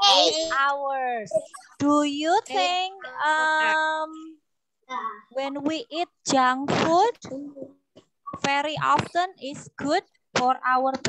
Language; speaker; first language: English; non-native, fluent; Indonesian